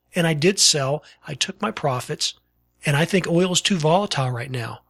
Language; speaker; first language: English; native; English